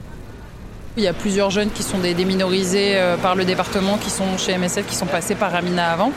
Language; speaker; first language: French; native; French